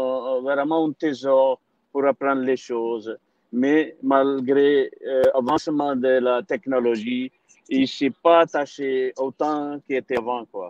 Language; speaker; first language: French; non-native, learner; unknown